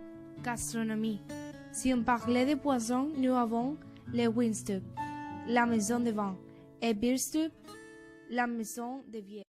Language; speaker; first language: French; non-native, learner; Spanish